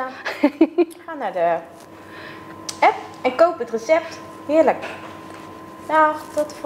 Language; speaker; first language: Dutch; native; Dutch